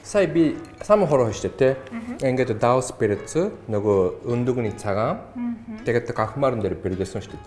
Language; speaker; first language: Mongolian; non-native, fluent; Japanese